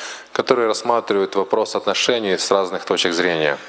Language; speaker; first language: Russian; native; Russian